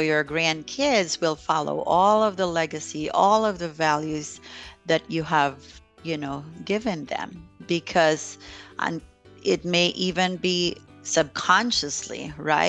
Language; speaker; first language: English; non-native, local second language; Filipino